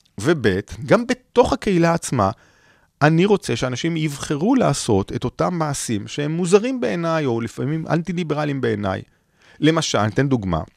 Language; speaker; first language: Hebrew; native; Hebrew